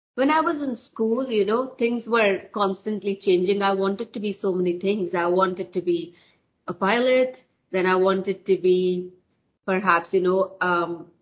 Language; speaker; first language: English; non-native, local second language; Hindi